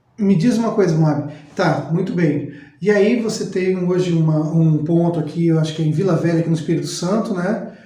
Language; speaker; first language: Portuguese; native; Portuguese